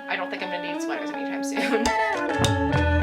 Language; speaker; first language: English; native; English